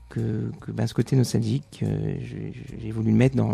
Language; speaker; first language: French; native; French